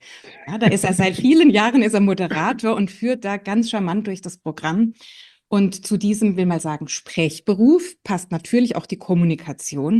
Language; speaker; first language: German; native; German